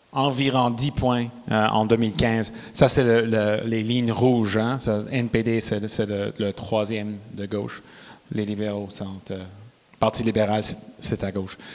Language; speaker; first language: French; non-native, local second language; English